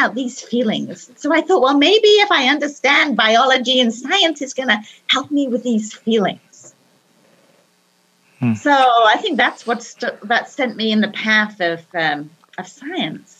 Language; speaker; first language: English; native; English